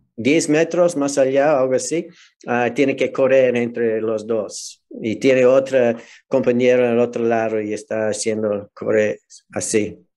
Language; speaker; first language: Spanish; non-native, fluent; English